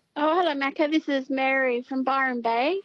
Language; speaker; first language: English; native; English